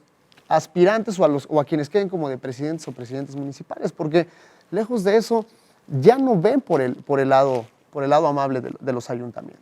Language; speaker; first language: Spanish; native; Spanish